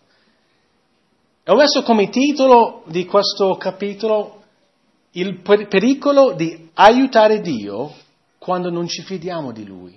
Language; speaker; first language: Italian; non-native, fluent; English